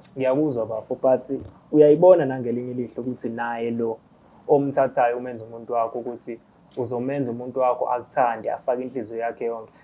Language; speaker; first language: Zulu; native; Zulu